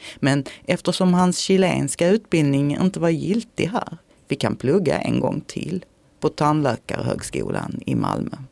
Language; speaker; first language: Swedish; native; Swedish